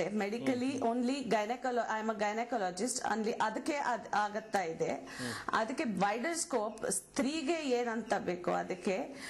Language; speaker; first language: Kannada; non-native, learner; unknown